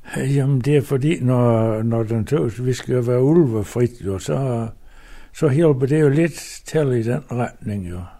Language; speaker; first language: Danish; native; Danish